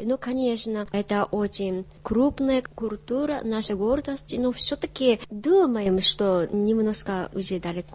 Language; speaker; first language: Russian; non-native, learner; Japanese